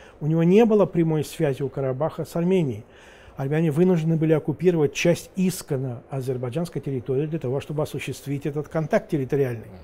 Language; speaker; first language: Russian; non-native, local second language; Romanian